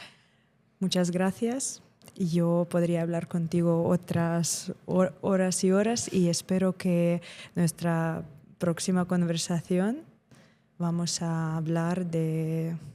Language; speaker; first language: Spanish; non-native, fluent; Ukrainian